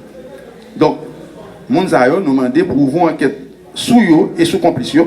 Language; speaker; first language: French; non-native, local second language; Haitian Creole